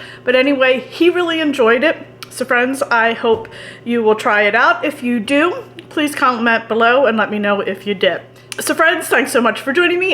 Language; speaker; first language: English; native; English